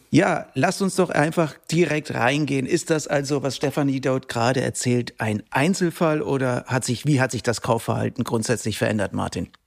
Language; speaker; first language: German; native; German